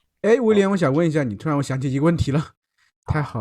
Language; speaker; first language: Chinese; native; Chinese